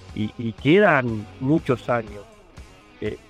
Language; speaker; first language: Spanish; native; Spanish